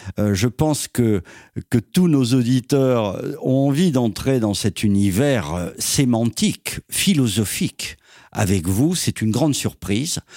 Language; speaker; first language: French; native; French